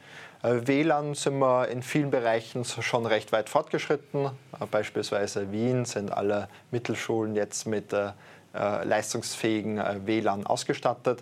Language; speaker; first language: German; native; German